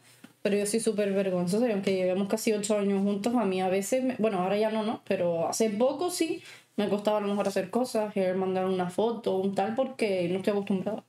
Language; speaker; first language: Spanish; native; Spanish